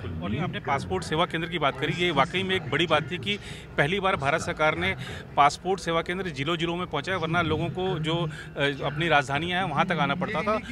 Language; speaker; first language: Hindi; native; Hindi